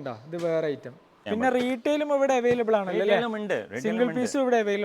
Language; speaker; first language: Malayalam; native; Malayalam